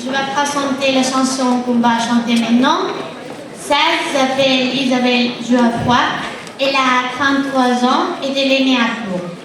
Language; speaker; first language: French; non-native, learner; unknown